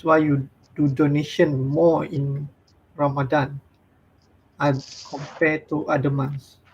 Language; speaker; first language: English; non-native, fluent; Malay